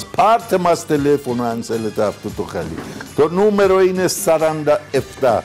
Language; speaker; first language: Greek; non-native, learner; Persian